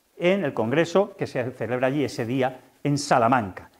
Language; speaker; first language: Spanish; native; Spanish